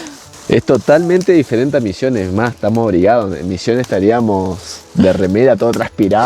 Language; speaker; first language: Spanish; native; Spanish